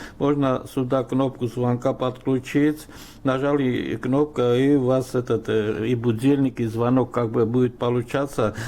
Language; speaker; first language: Russian; non-native, local second language; Armenian